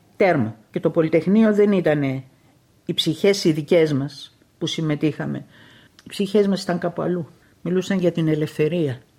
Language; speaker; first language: Greek; native; Greek